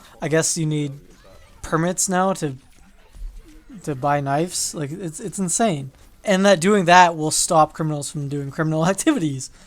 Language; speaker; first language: English; native; English